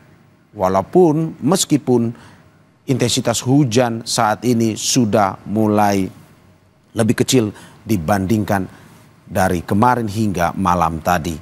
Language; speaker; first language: Indonesian; native; Indonesian